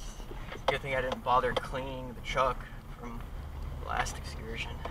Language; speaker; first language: English; native; English